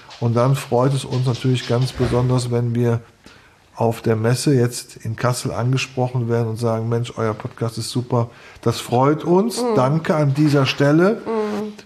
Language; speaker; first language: German; native; German